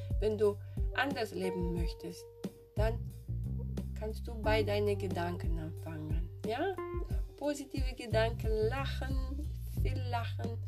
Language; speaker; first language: German; non-native, fluent; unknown